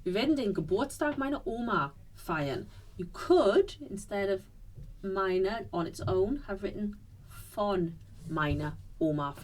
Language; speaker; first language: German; non-native, fluent; English